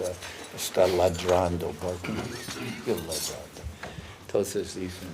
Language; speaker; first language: Spanish; non-native, learner; English